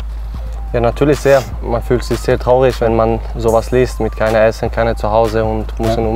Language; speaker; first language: German; non-native, fluent; Swedish